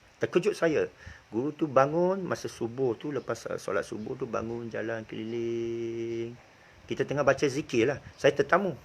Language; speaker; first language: Malay; native; Malay